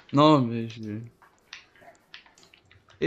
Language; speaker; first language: French; native; French